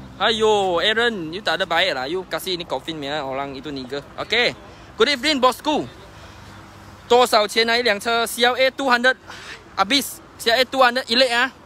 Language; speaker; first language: Malay; non-native, local second language; Chinese